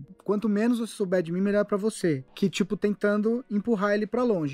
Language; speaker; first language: Portuguese; native; Portuguese